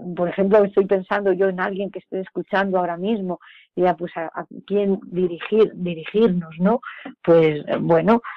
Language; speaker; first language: Spanish; native; Spanish